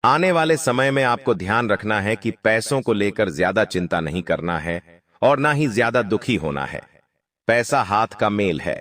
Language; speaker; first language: Hindi; native; Hindi